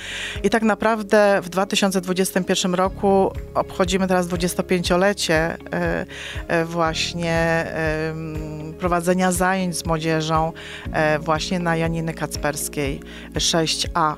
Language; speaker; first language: Polish; native; Polish